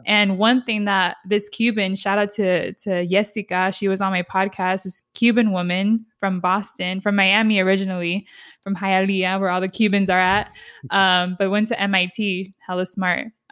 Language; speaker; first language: English; early bilingual, other home language; Spanish